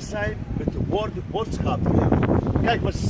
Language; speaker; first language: Dutch; non-native, learner; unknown